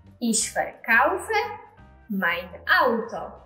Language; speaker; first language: German; non-native, fluent; Polish